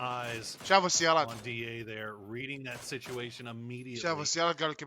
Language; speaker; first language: Arabic; native; Arabic